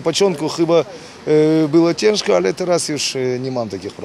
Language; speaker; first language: Polish; non-native, fluent; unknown